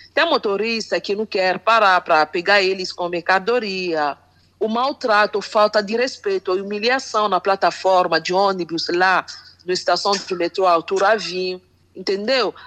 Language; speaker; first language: Portuguese; non-native, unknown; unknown